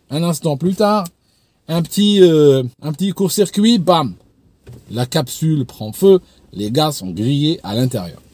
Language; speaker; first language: French; non-native, local second language; Arabic